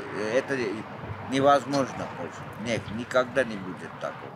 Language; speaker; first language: Russian; non-native, local second language; Armenian